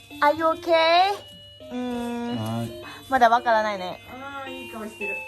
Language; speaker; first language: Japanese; non-native, learner; Thai